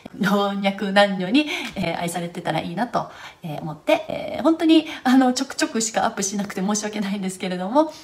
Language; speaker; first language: Japanese; early bilingual, heritage; Japanese